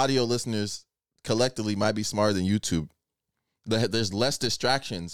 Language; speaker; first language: English; non-native, local second language; Igbo